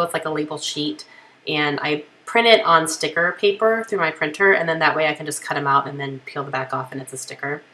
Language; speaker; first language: English; native; English